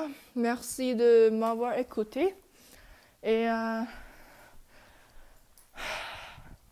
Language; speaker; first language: French; non-native, learner; English